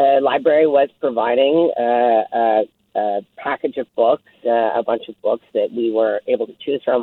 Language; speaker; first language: English; native; English